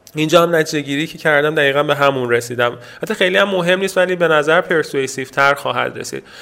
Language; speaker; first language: Persian; native; Persian